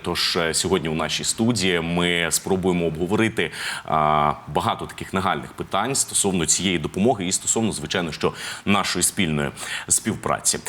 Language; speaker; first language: Ukrainian; native; Ukrainian